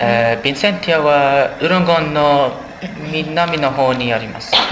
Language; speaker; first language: Japanese; non-native, learner; English